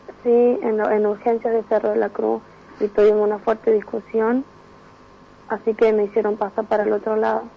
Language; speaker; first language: Spanish; native; Spanish